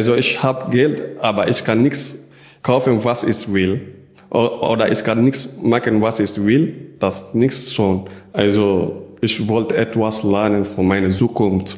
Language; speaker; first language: German; non-native, learner; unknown